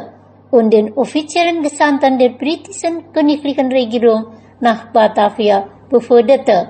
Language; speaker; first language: German; non-native, fluent; Indonesian